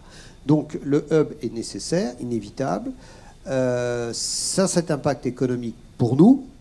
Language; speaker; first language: French; native; French